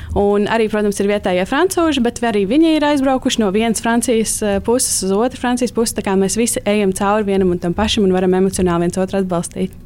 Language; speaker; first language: Latvian; native; Latvian